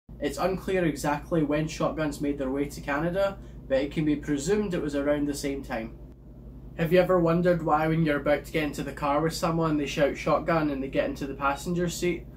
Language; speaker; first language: English; native; English